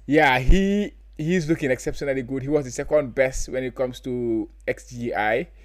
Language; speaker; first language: English; non-native, local second language; Wolof